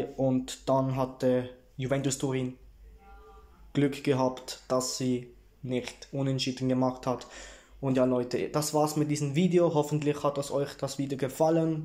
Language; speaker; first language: German; early bilingual, heritage; Italian